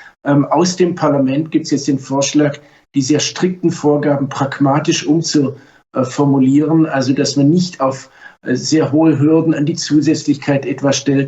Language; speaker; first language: German; native; German